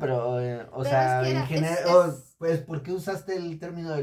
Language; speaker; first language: Spanish; native; Spanish